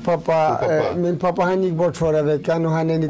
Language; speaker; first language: Swedish; non-native, learner; Turoyo